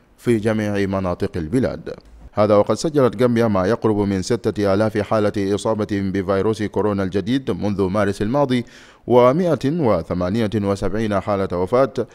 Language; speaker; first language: Arabic; non-native, fluent; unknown